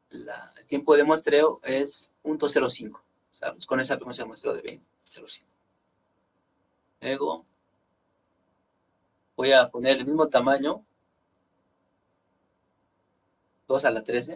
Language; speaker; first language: Spanish; native; Spanish